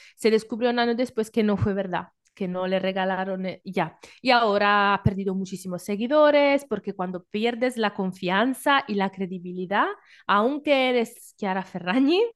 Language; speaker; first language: Spanish; non-native, fluent; Italian